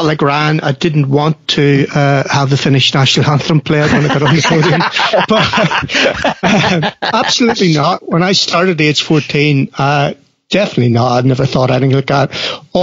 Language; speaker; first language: English; native; English